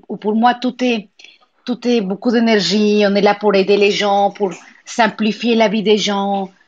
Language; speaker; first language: French; non-native, fluent; Spanish